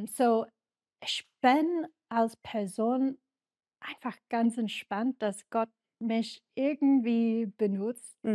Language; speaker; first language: German; non-native, learner; English